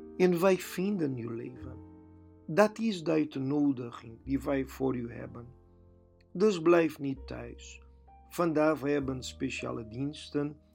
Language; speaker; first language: Dutch; non-native, fluent; Portuguese